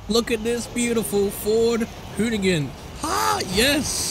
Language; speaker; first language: English; native; English